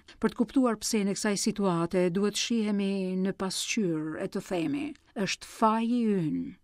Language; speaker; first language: Albanian; non-native, fluent; Greek